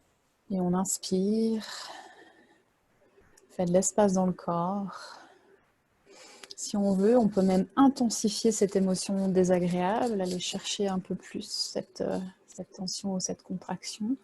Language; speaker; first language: French; native; French